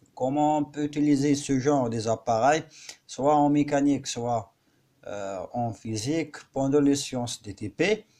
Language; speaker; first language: French; non-native, local second language; Arabic